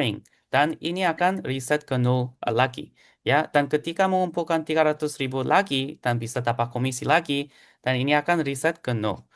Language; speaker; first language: Indonesian; non-native, fluent; Korean